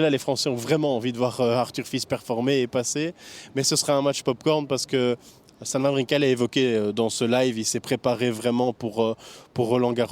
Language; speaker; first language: French; native; French